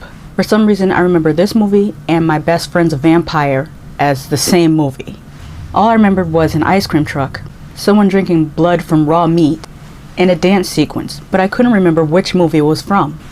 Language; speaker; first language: English; native; English